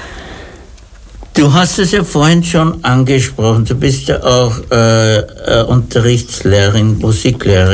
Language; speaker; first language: German; native; German